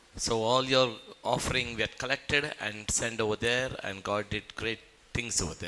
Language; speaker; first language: English; non-native, local second language; Marathi